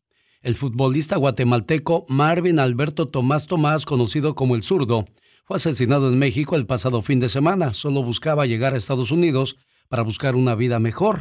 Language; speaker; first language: Spanish; native; Spanish